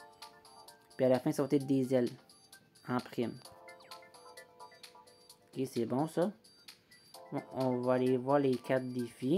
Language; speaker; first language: French; native; French